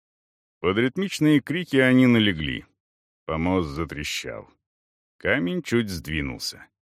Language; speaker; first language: Russian; native; Russian